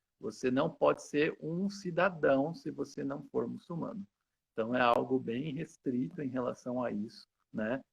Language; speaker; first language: Portuguese; native; Portuguese